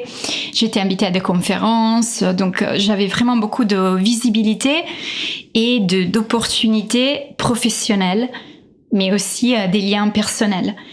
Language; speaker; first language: French; non-native, fluent; Italian